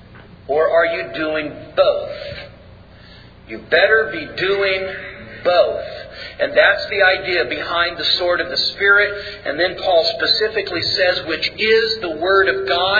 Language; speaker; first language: English; native; English